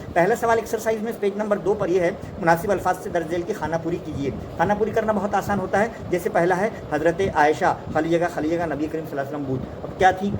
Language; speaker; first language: Urdu; native; Urdu